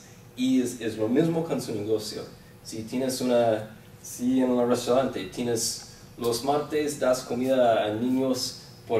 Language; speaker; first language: Spanish; non-native, fluent; English